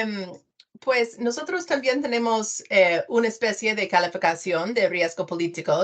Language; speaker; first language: Spanish; non-native, fluent; English